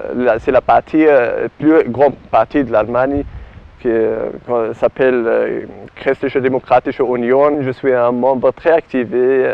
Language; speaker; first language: French; non-native, learner; Arabic